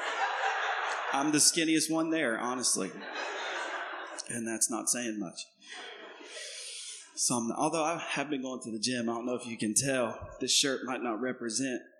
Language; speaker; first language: English; native; English